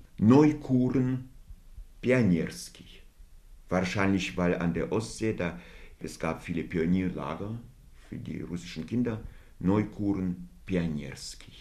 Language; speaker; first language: German; non-native, fluent; Russian